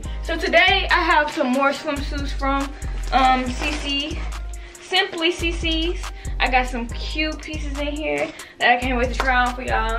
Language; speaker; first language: English; native; English